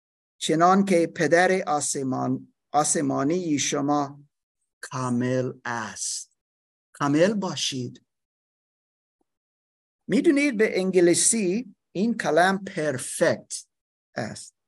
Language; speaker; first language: Persian; non-native, fluent; English